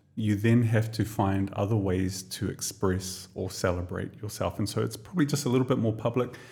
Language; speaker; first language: English; native; English